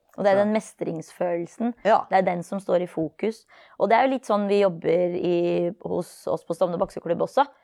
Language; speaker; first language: Norwegian; early bilingual, other home language; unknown